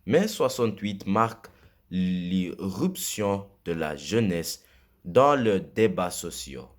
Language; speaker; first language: French; non-native, learner; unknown